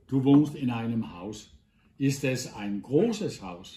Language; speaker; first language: German; non-native, fluent; Danish